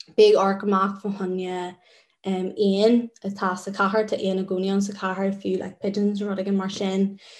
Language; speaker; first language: Irish; non-native, local second language; English